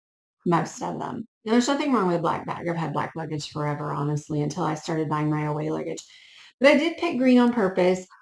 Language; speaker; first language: English; native; English